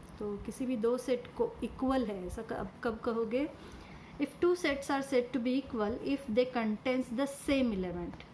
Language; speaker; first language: Hindi; non-native, local second language; Marathi